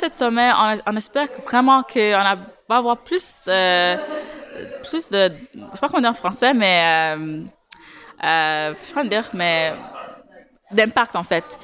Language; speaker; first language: French; native; French